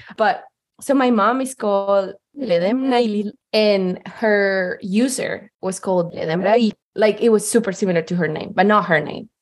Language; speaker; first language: English; non-native, fluent; Spanish